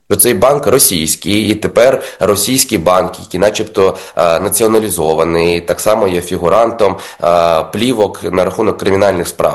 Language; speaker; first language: Ukrainian; native; Ukrainian